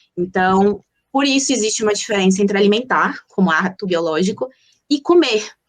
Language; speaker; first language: Portuguese; early bilingual, other home language; Spanish